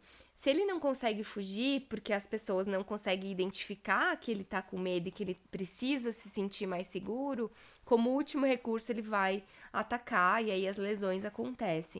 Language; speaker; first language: Portuguese; native; Portuguese